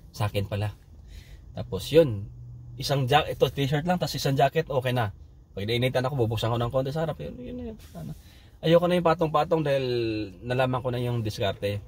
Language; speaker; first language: Filipino; non-native, local second language; Cebuano